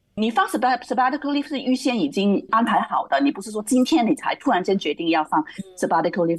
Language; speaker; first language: Chinese; non-native, local second language; Cantonese